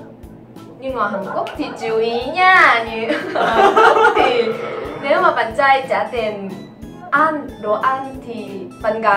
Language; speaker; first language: Vietnamese; non-native, learner; Korean